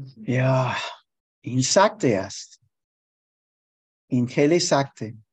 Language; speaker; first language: Persian; non-native, learner; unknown